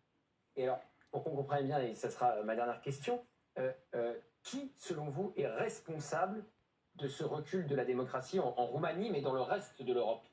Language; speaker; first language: French; native; French